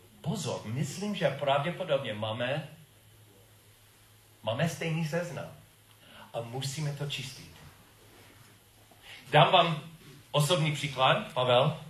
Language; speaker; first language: Czech; non-native, learner; English